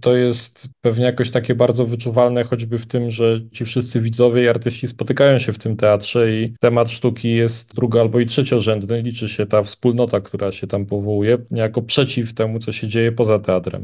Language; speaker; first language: Polish; native; Polish